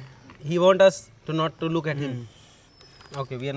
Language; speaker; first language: English; non-native, learner; Hindi